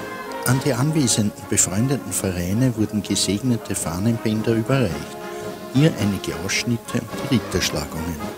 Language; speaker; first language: German; native; German